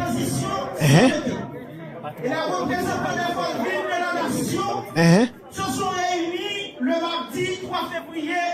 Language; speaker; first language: French; non-native, local second language; Haitian Creole